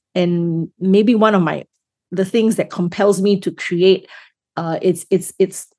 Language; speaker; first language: English; native; English